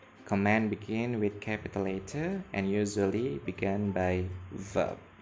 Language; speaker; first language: English; non-native, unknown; Indonesian